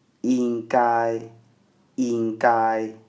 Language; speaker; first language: Chinese; non-native, fluent; Thai